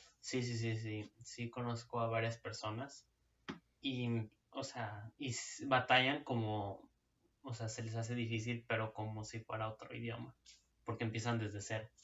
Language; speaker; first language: Spanish; native; Spanish